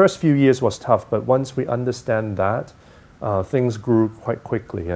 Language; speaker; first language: English; non-native, local second language; Cantonese